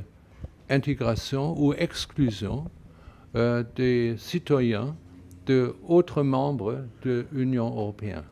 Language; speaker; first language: French; non-native, fluent; German